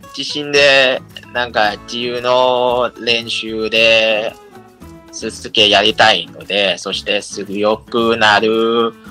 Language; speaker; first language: Japanese; non-native, learner; Thai